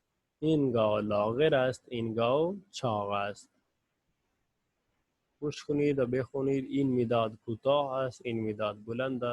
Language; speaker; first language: Persian; non-native, fluent; Urdu